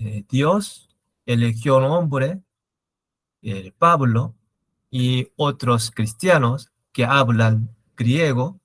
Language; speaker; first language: Spanish; non-native, learner; Korean